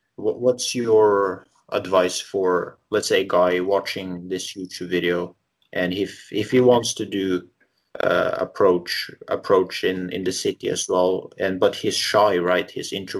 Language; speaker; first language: English; non-native, fluent; Norwegian